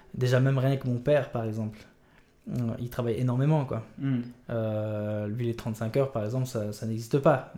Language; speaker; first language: French; native; French